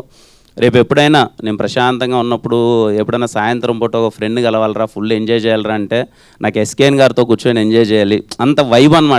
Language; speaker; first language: Telugu; native; Telugu